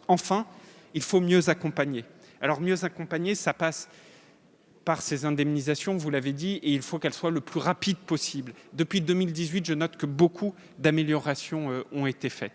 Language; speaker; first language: French; native; French